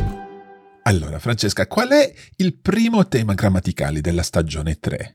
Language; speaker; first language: Italian; non-native, fluent; English